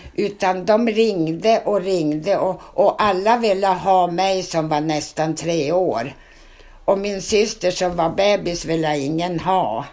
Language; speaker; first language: Swedish; early bilingual, other home language; Finnish